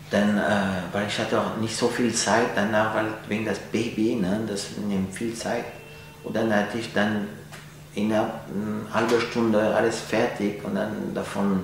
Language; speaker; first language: German; non-native, fluent; French